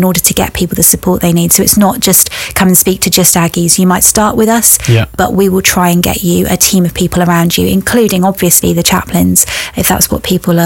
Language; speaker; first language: English; native; English